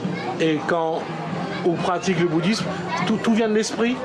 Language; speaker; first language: French; native; French